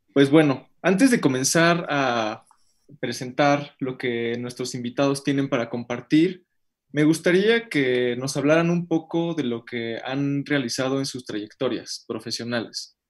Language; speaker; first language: Spanish; native; Spanish